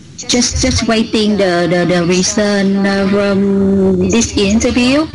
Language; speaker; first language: English; non-native, learner; Vietnamese